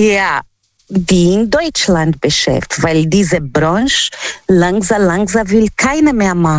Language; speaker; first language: German; non-native, learner; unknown